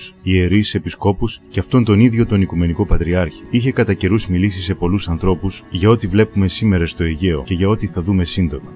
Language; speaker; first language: Greek; native; Greek